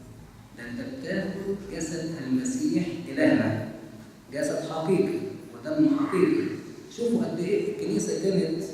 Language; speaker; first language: Arabic; native; Arabic